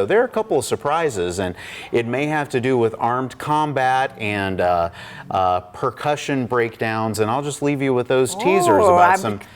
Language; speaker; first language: English; native; English